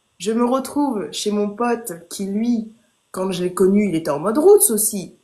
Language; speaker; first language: French; early bilingual, other home language; Haitian Creole